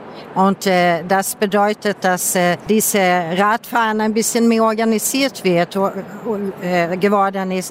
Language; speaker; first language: German; non-native, fluent; Swedish